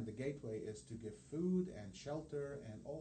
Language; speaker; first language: English; non-native, fluent; Arabic